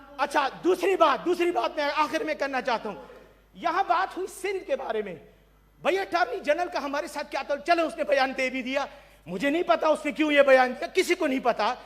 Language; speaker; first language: Urdu; non-native, local second language; Pashto